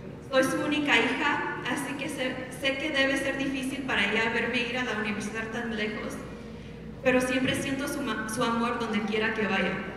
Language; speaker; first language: Spanish; early bilingual, heritage; Spanish